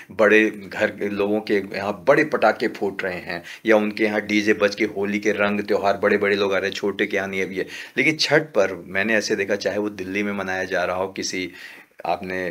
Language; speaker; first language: Hindi; native; Hindi